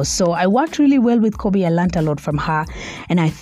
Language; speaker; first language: English; non-native, local second language; Swahili